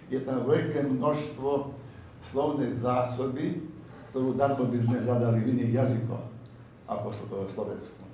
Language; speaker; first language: Slovak; native; Slovak